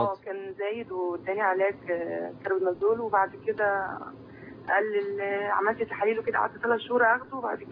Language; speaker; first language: Arabic; native; Arabic